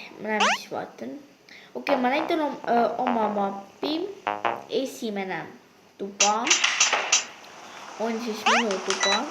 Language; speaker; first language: Estonian; non-native, local second language; Russian